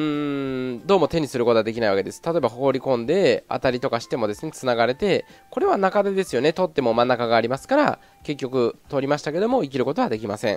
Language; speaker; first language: Japanese; native; Japanese